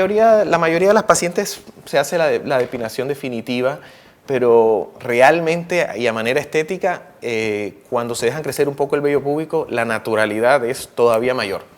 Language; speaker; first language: Spanish; native; Spanish